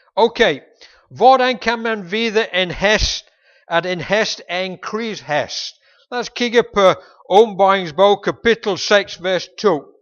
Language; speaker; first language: Danish; non-native, fluent; English